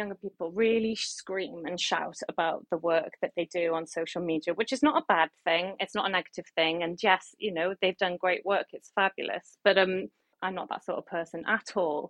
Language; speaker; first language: English; native; English